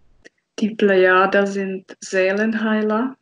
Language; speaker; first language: German; non-native, fluent; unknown